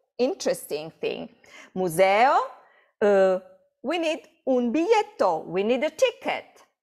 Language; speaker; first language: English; non-native, fluent; Italian